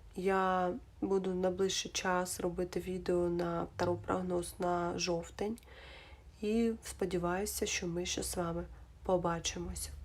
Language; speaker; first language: Ukrainian; non-native, local second language; Russian